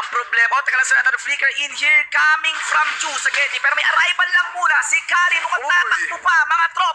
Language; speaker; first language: Filipino; native; Filipino